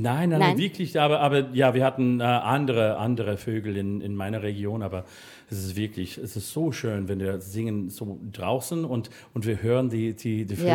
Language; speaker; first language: German; non-native, fluent; English